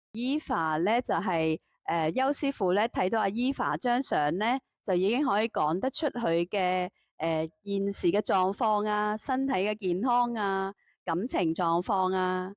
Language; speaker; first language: Cantonese; native; Cantonese